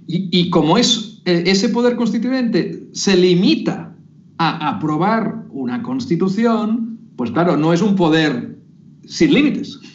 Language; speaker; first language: Spanish; native; Spanish